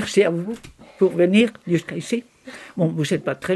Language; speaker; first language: French; non-native, fluent; Spanish